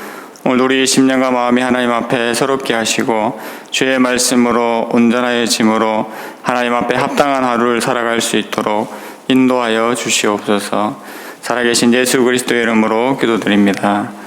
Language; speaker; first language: Korean; native; Korean